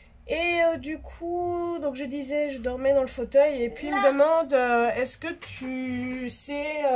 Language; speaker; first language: French; native; French